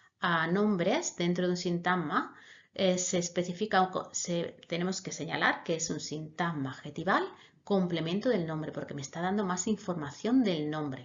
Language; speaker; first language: Spanish; native; Spanish